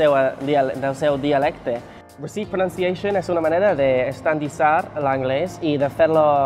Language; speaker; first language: Catalan; non-native, fluent; English